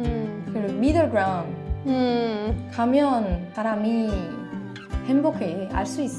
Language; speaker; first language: Korean; non-native, learner; French